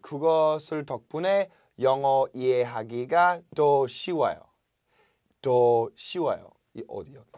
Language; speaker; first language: Korean; non-native, fluent; English